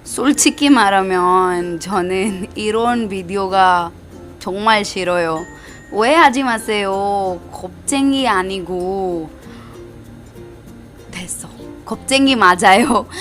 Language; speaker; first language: Korean; non-native, learner; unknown